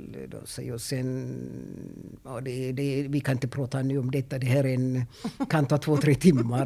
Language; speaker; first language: Swedish; non-native, fluent; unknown